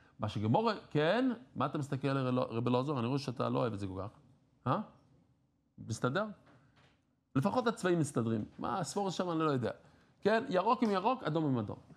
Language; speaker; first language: Hebrew; non-native, fluent; English